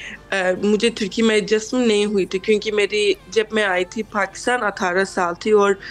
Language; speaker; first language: Hindi; non-native, fluent; Turkish